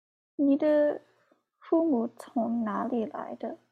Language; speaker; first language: Chinese; non-native, learner; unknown